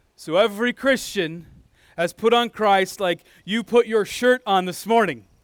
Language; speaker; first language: English; native; English